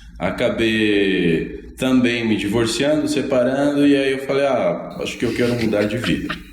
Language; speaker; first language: Portuguese; non-native, fluent; Spanish